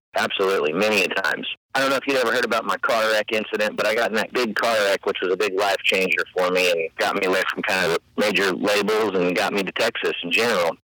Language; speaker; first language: English; native; English